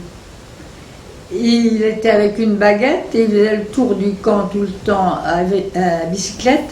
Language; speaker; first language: French; native; French